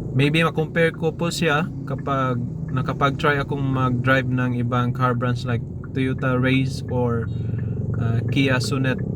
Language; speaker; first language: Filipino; non-native, local second language; Cebuano